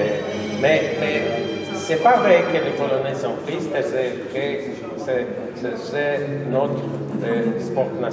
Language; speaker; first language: French; non-native, learner; Polish